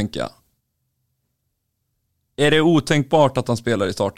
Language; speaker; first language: Swedish; native; Swedish